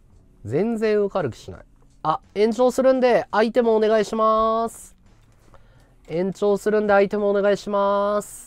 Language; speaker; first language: Japanese; native; Japanese